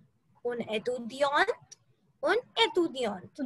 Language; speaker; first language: French; non-native, learner; Hindi